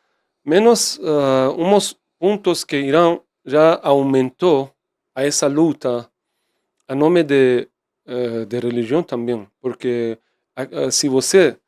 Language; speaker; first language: Portuguese; non-native, fluent; Persian